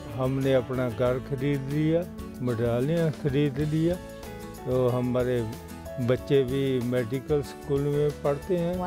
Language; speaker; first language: Hindi; non-native, local second language; Punjabi